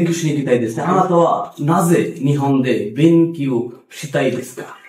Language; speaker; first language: Japanese; non-native, fluent; Bangla